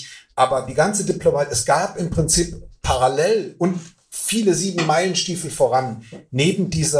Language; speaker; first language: German; native; German